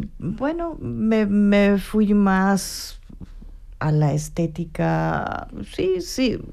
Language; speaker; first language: Spanish; non-native, fluent; German